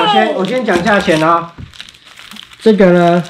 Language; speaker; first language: Chinese; native; Chinese